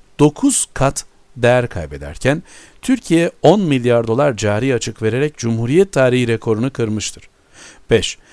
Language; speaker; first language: Turkish; native; Turkish